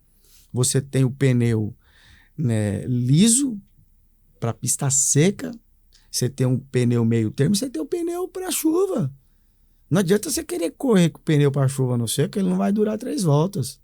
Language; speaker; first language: Portuguese; native; Portuguese